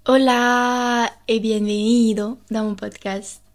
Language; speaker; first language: French; early bilingual, other home language; Spanish